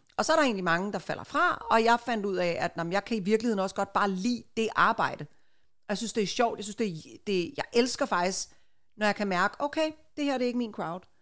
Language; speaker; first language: Danish; native; Danish